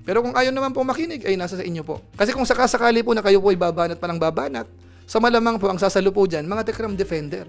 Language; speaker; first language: Filipino; native; Filipino